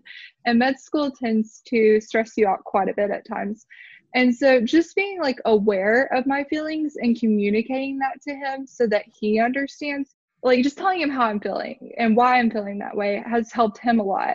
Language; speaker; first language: English; native; English